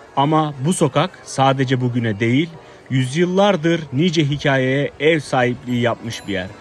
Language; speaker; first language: Turkish; native; Turkish